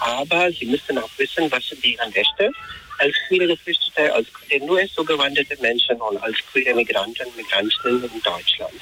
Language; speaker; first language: German; non-native, fluent; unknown